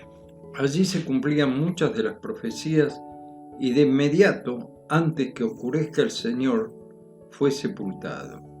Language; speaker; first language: Spanish; native; Spanish